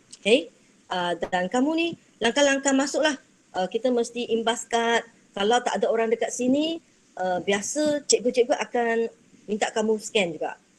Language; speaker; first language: Malay; non-native, local second language; Chinese